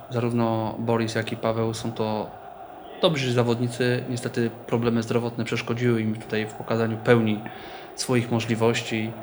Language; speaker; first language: Polish; native; Polish